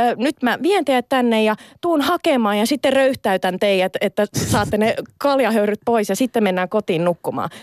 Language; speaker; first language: Finnish; native; Finnish